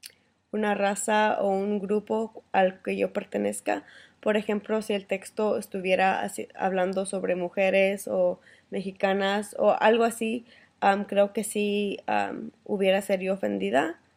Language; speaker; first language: Spanish; early bilingual, heritage; Spanish